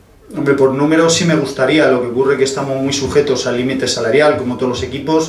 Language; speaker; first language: Spanish; native; Spanish